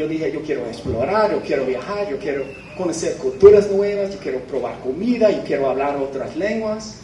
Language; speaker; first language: Spanish; non-native, fluent; English